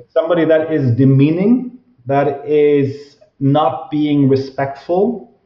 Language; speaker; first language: English; non-native, fluent; German